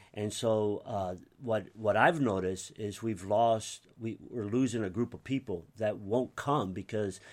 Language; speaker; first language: English; early bilingual, other home language; Spanish